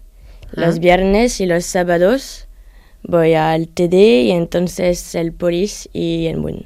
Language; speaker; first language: Spanish; non-native, learner; French